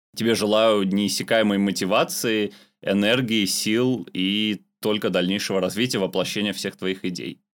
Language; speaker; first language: Russian; non-native, local second language; Armenian